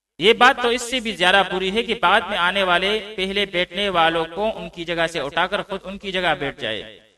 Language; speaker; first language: Urdu; native; Urdu